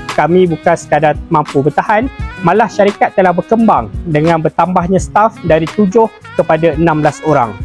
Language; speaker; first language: Malay; native; Malay